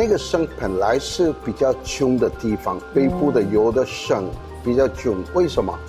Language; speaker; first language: Chinese; non-native, fluent; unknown